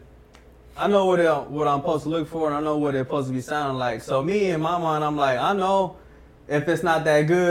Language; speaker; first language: English; native; English